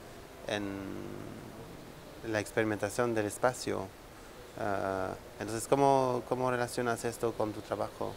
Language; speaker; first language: Spanish; non-native, fluent; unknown